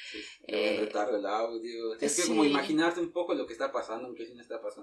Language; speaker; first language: Spanish; native; Spanish